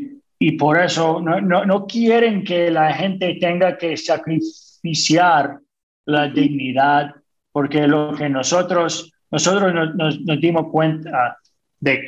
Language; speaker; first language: Spanish; non-native, fluent; English